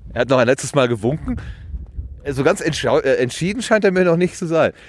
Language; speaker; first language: German; native; German